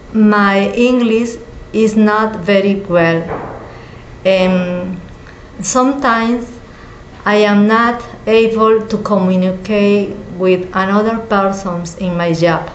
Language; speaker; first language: English; non-native, learner; Spanish